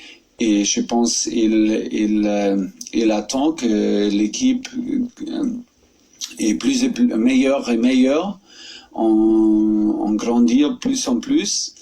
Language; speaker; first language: French; non-native, fluent; German